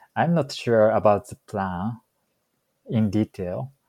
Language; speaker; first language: English; non-native, fluent; Japanese